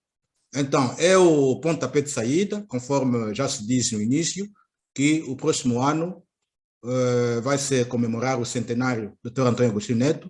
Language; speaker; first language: Portuguese; native; Portuguese